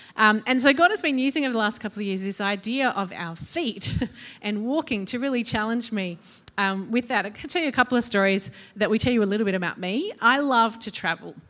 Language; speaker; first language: English; native; English